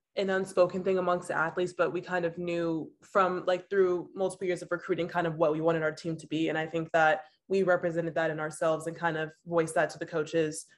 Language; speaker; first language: English; native; English